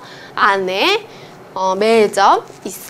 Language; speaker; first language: Korean; non-native, fluent; Chinese